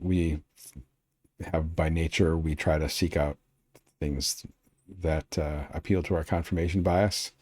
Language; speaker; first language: English; native; English